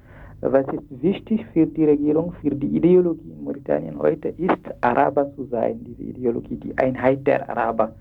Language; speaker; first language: German; non-native, fluent; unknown